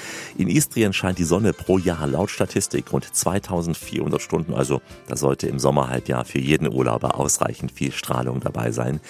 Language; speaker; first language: German; native; German